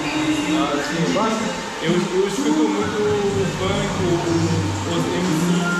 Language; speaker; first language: Portuguese; non-native, learner; French